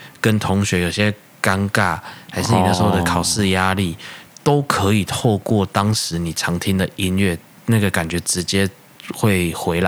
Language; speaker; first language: Chinese; native; Chinese